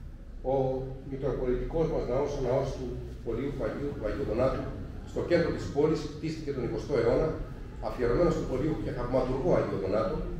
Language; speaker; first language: Greek; native; Greek